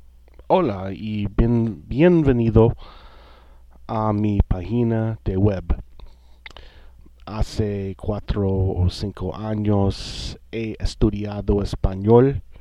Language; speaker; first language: Spanish; non-native, learner; English